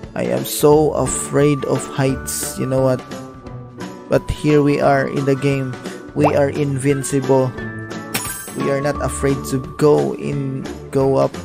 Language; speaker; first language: English; non-native, local second language; Cebuano